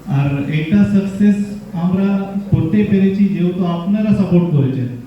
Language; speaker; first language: Bangla; non-native, local second language; Hindi